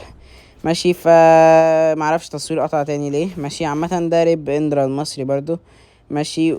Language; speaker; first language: Arabic; native; Arabic